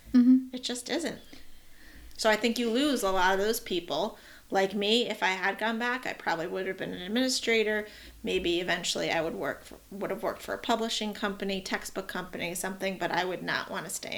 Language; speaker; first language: English; native; English